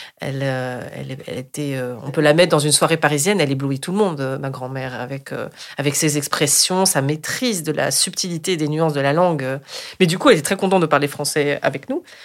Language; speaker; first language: French; native; French